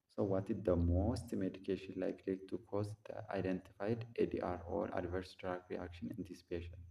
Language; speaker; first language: English; non-native, local second language; Amharic